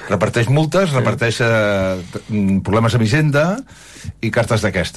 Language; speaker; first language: Catalan; native; Catalan